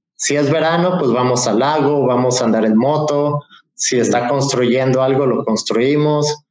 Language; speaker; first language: Spanish; native; Spanish